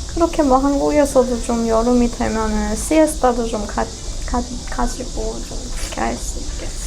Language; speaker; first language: Korean; non-native, fluent; Persian